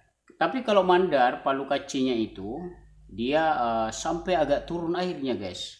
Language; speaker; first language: Indonesian; non-native, local second language; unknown